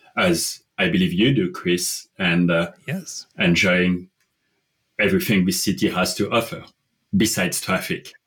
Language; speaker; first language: English; non-native, fluent; French